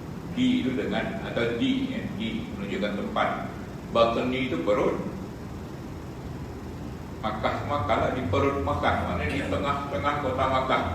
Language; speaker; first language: Malay; native; Malay